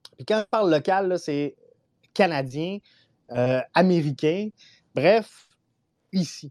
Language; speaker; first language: French; native; French